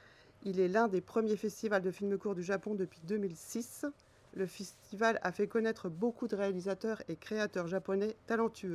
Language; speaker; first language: French; native; French